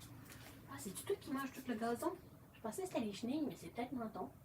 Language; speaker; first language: French; native; French